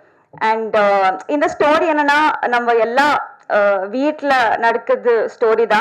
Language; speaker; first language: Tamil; non-native, learner; Telugu